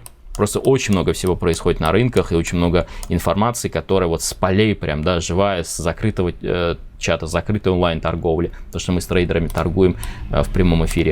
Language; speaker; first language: Russian; native; Russian